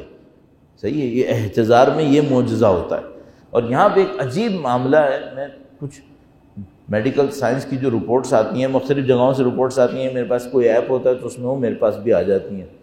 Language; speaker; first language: Urdu; non-native, fluent; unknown